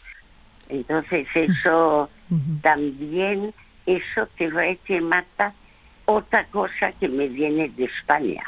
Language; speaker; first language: Spanish; early bilingual, other home language; French